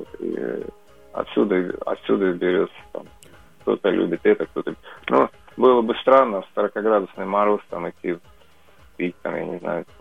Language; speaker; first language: Russian; native; Russian